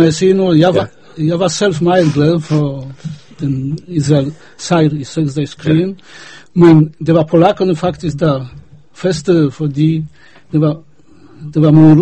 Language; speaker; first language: Danish; non-native, fluent; Polish